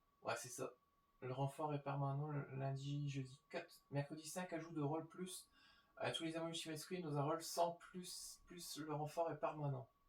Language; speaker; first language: French; native; French